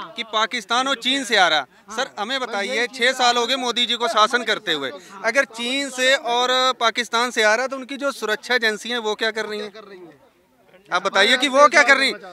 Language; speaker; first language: Hindi; native; Hindi